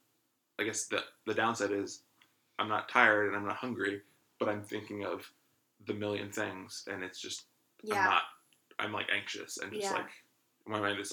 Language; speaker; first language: English; native; English